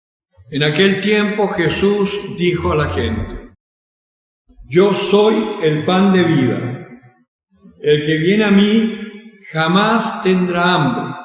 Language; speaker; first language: Spanish; native; Spanish